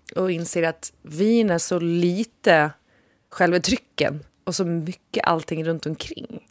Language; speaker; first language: Swedish; native; Swedish